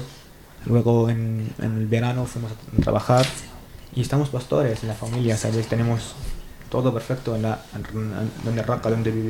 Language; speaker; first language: Spanish; non-native, learner; Arabic